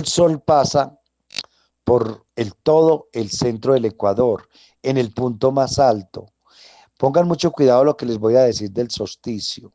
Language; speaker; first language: Spanish; native; Spanish